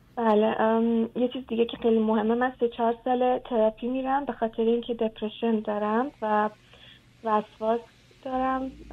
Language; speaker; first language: Persian; early bilingual, heritage; Persian